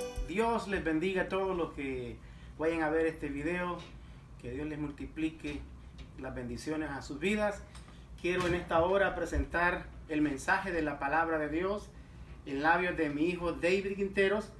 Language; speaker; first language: Spanish; native; Spanish